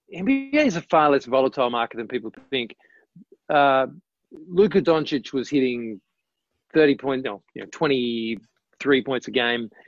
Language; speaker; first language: English; native; English